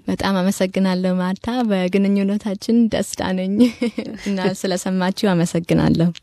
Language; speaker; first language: Amharic; early bilingual, heritage; Amharic